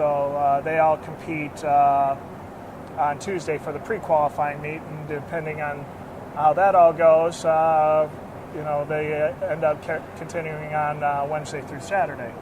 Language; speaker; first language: English; native; English